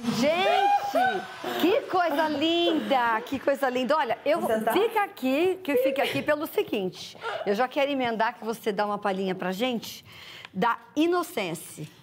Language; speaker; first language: Portuguese; native; Portuguese